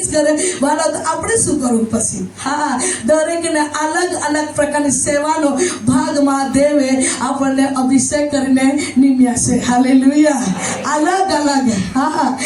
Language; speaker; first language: Gujarati; non-native, local second language; Gamit